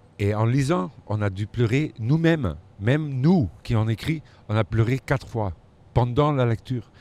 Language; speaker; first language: French; non-native, local second language; Dutch